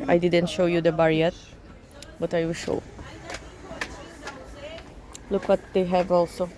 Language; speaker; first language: English; non-native, learner; Portuguese